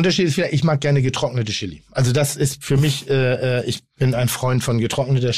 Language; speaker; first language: German; native; German